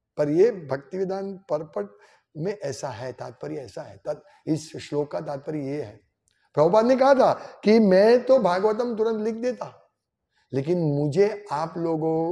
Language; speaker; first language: Hindi; non-native, local second language; Gujarati